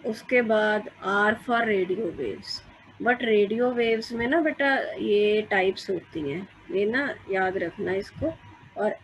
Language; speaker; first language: Hindi; non-native, local second language; Punjabi